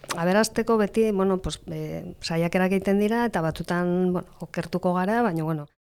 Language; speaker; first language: Basque; non-native, local second language; Spanish